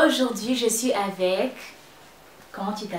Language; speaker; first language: French; non-native, local second language; Kinyarwanda